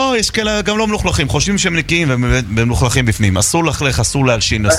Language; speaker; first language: Hebrew; native; Hebrew